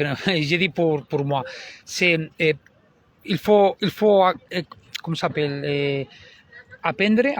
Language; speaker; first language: French; non-native, learner; Spanish